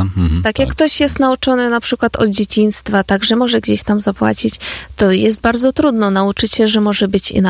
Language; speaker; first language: Polish; non-native, fluent; Ukrainian